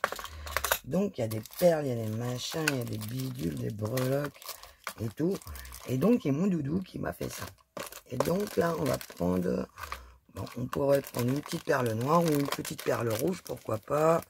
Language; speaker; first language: French; native; French